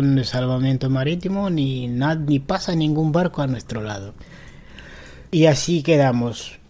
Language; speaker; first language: Spanish; non-native, fluent; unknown